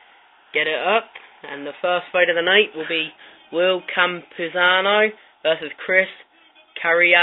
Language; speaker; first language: English; native; English